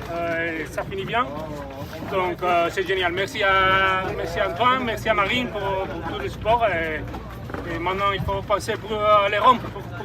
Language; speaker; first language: French; non-native, fluent; Spanish